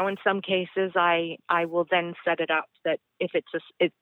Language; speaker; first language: English; native; English